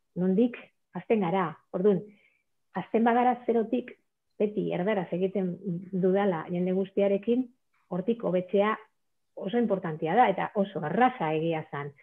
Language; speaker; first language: Basque; non-native, local second language; Spanish